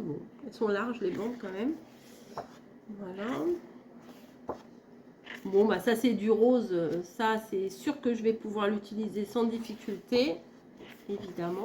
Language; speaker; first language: French; native; French